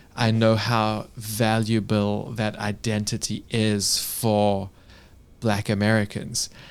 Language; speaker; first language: English; native; English